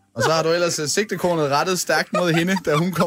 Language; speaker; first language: Danish; native; Danish